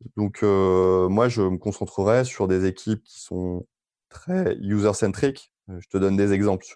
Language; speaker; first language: French; native; French